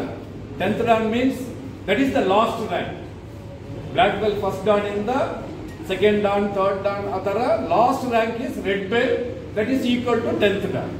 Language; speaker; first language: Kannada; non-native, local second language; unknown